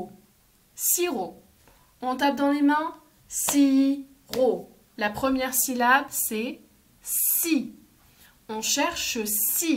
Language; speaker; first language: French; native; French